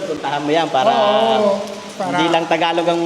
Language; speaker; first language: Filipino; native; Filipino